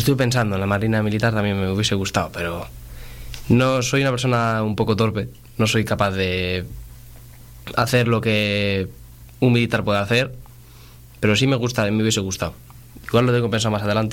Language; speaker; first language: Spanish; native; Spanish